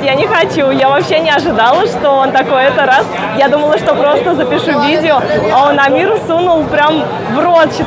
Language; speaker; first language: Russian; native; Russian